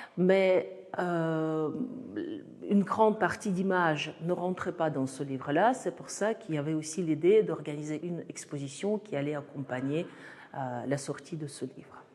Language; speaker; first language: French; non-native, fluent; Russian